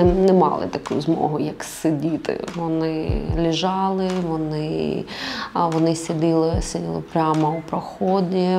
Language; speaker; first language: Ukrainian; non-native, local second language; Russian